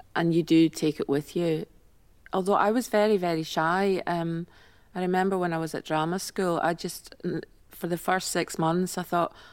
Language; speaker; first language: English; native; English